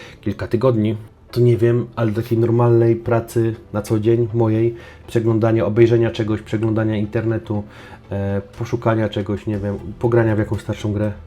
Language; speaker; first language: Polish; native; Polish